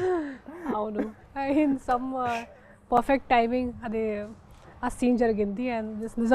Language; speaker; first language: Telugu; non-native, fluent; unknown